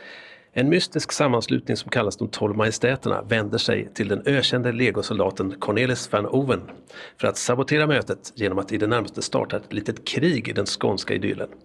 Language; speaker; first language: Swedish; native; Swedish